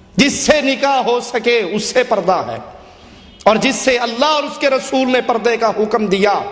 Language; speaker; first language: Urdu; non-native, local second language; Punjabi